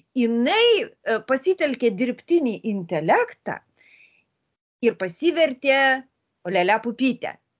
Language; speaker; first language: Lithuanian; native; Lithuanian